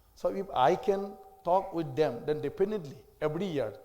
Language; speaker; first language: English; non-native, local second language; Assamese